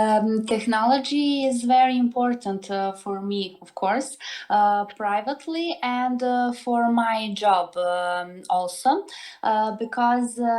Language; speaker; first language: English; non-native, learner; Serbian